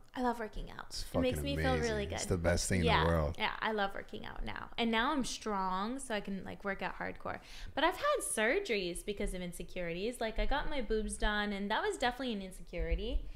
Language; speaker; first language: English; native; English